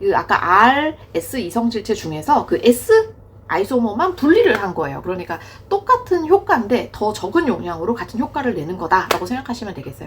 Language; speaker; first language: Korean; native; Korean